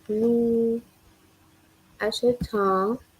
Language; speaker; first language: French; non-native, learner; English